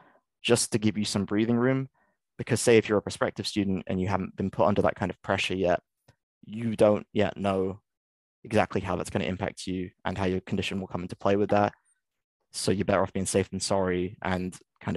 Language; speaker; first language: English; native; English